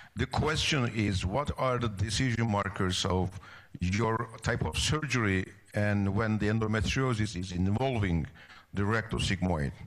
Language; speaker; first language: English; non-native, fluent; Turkish